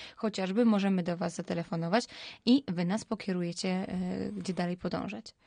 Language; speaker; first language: Polish; native; Polish